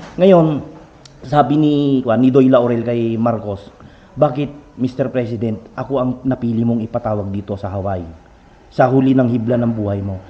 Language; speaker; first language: Filipino; native; Filipino